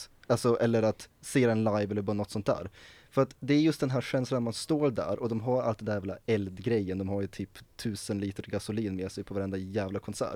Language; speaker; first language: Swedish; native; Swedish